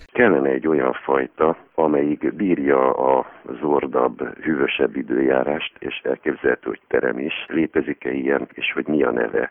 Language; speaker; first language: Hungarian; non-native, fluent; Polish